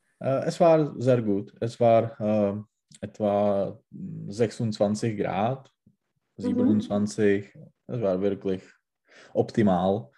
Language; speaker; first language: German; non-native, learner; Czech